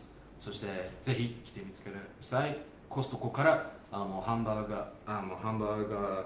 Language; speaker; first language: Japanese; non-native, fluent; English